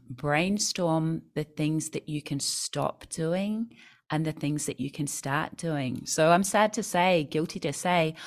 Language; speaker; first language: English; native; English